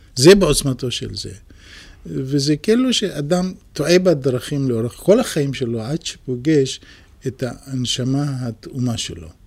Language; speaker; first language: Hebrew; native; Hebrew